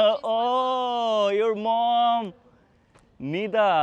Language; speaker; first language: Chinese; non-native, learner; Bangla